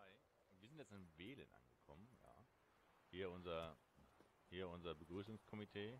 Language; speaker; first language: German; native; German